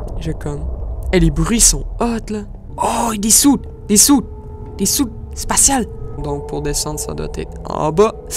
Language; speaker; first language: French; native; French